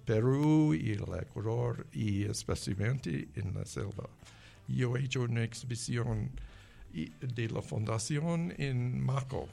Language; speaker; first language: Spanish; non-native, learner; English